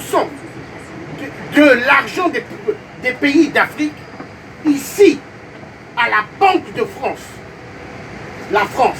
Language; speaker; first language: French; native; French